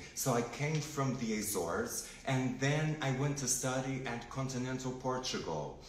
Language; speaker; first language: English; non-native, fluent; Portuguese